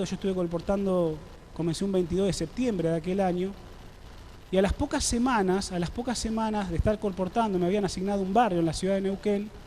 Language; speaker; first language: Spanish; native; Spanish